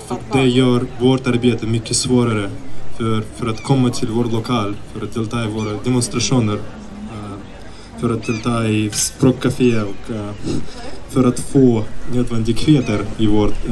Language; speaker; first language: Swedish; non-native, fluent; Ukrainian